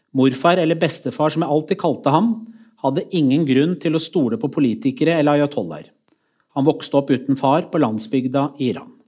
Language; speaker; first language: Norwegian; early bilingual, other home language; Persian